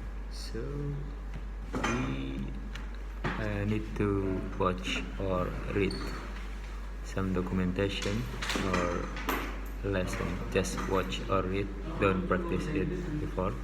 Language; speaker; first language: English; non-native, local second language; Indonesian